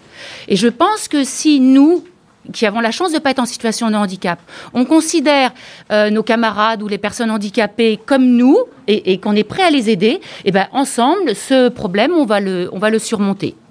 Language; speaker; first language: French; native; French